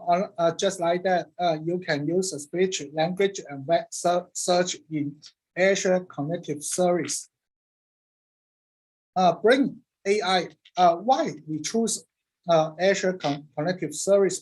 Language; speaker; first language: English; non-native, learner; Cantonese